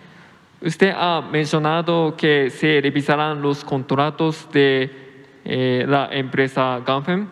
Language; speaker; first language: Spanish; non-native, fluent; Japanese